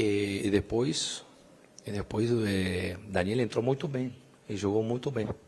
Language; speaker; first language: Portuguese; non-native, fluent; Spanish